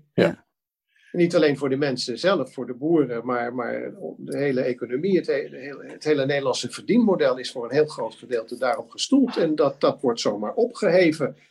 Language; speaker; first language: Dutch; native; Dutch